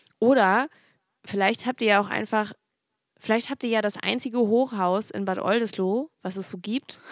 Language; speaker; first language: German; native; German